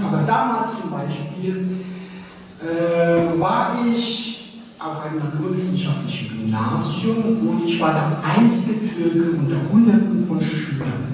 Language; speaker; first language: German; early bilingual, other home language; Turkish